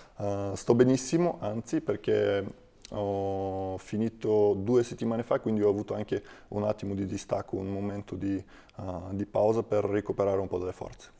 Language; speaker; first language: Italian; non-native, fluent; Bulgarian